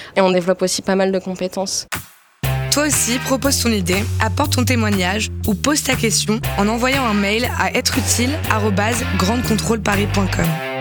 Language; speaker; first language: French; native; French